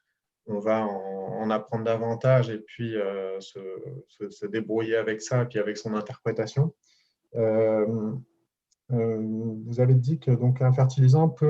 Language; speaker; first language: French; native; French